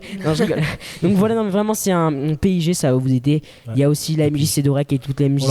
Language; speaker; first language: French; native; French